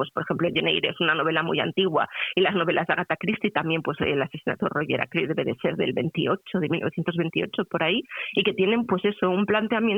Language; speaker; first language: Spanish; native; Spanish